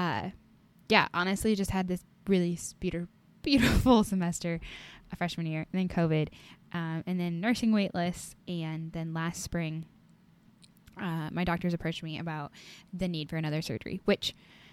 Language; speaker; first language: English; native; English